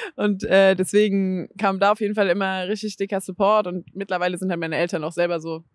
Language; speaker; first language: German; native; German